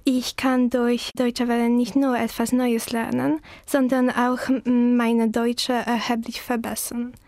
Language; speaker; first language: German; non-native, learner; Polish